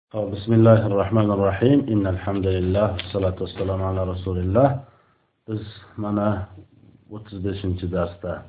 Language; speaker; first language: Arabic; non-native, fluent; Uzbek